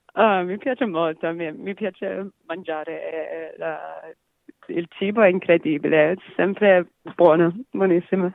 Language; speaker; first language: Italian; non-native, learner; English